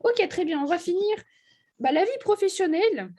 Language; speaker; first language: French; non-native, fluent; Russian